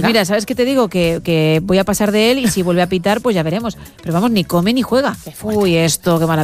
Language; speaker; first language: Spanish; native; Spanish